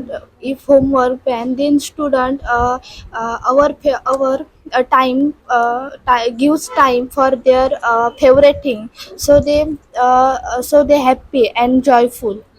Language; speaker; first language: English; non-native, learner; Marathi